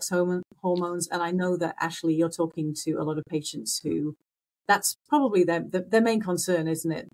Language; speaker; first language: English; native; English